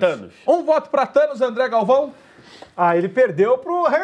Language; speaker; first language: Portuguese; native; Portuguese